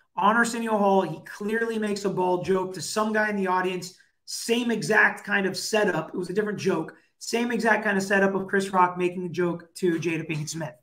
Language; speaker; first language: English; native; English